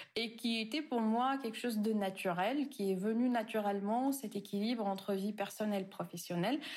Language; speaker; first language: French; non-native, local second language; Arabic